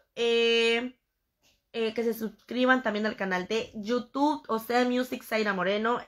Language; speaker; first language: Spanish; native; Spanish